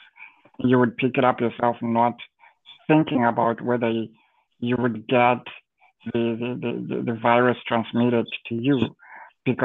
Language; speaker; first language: English; non-native, local second language; Shona